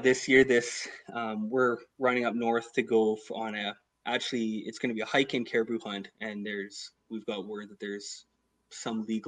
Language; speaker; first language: English; native; English